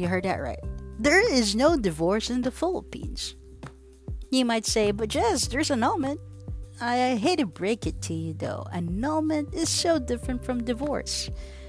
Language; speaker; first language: English; non-native, local second language; Filipino